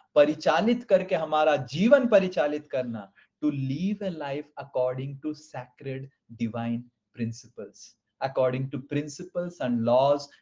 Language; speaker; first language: Hindi; non-native, local second language; Odia